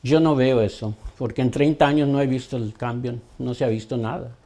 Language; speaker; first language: Spanish; early bilingual, other home language; English